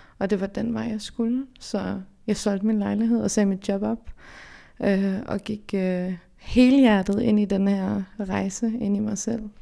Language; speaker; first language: Danish; early bilingual, other home language; Central Kurdish